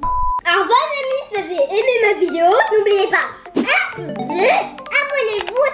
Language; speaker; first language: French; native; French